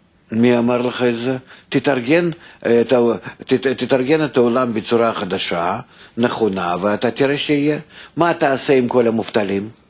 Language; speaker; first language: Hebrew; non-native, fluent; Russian